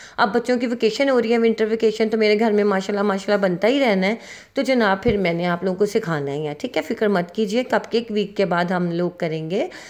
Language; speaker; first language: Urdu; native; Urdu